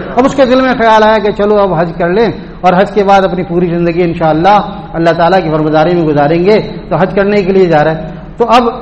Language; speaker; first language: Urdu; native; Urdu